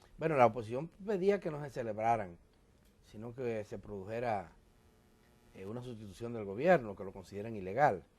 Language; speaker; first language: Spanish; native; Spanish